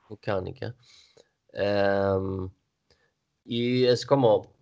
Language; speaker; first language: Italian; non-native, learner; Swedish